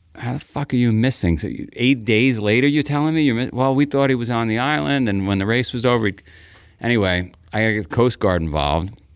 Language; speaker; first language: English; native; English